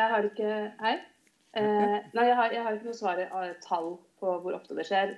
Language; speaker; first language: Norwegian; native; Norwegian